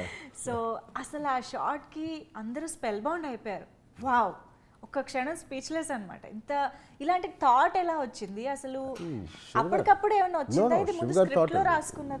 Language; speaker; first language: Telugu; native; Telugu